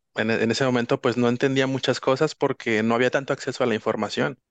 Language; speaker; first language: Spanish; native; Spanish